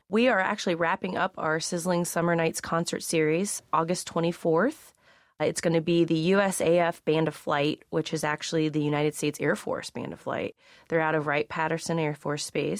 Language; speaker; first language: English; native; English